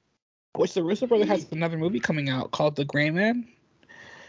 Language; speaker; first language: English; native; English